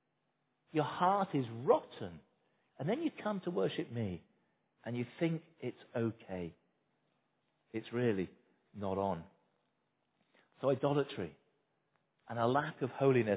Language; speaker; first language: English; native; English